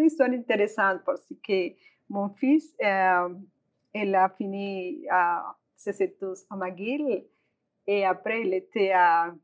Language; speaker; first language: French; non-native, learner; Spanish